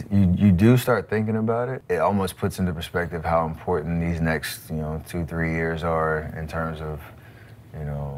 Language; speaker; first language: English; native; English